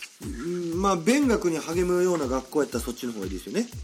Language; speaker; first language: Japanese; native; Japanese